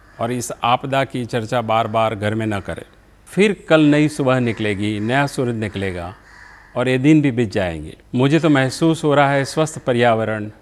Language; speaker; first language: Hindi; non-native, local second language; Gujarati